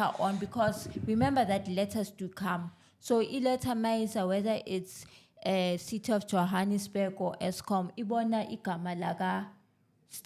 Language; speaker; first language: English; non-native, local second language; Zulu